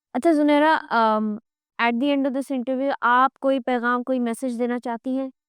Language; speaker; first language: Urdu; native; Urdu